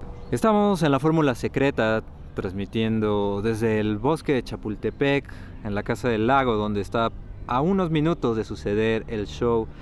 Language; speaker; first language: Spanish; native; Spanish